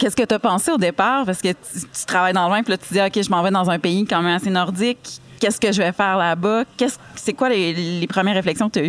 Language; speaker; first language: French; native; French